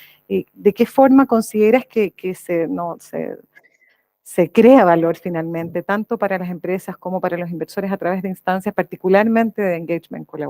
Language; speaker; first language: Spanish; native; Spanish